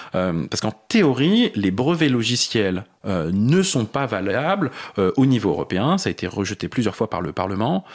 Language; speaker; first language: French; native; French